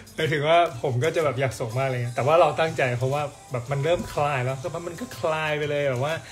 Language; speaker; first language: Thai; native; Thai